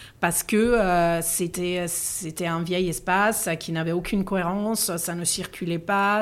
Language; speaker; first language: French; non-native, fluent; Italian